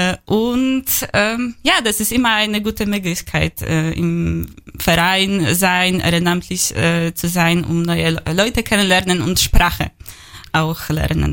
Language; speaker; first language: German; non-native, learner; Polish